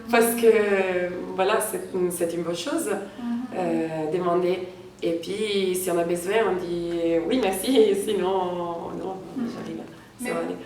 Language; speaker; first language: French; non-native, fluent; Italian